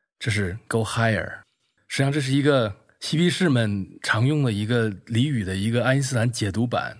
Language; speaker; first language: Chinese; native; Chinese